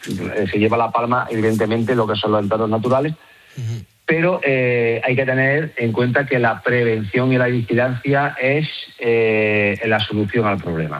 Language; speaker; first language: Spanish; native; Spanish